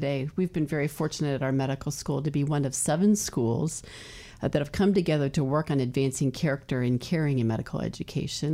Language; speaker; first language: English; native; English